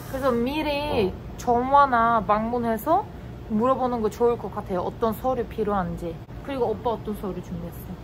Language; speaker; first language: Korean; non-native, fluent; Turkish